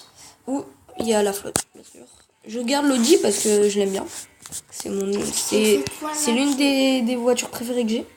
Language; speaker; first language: French; native; French